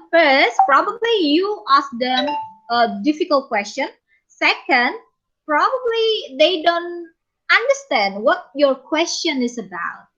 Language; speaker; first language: English; non-native, fluent; Indonesian